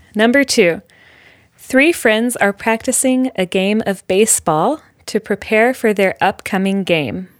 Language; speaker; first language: English; native; English